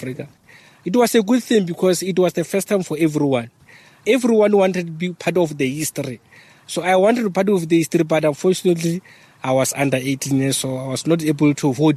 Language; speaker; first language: English; non-native, local second language; Northern Sotho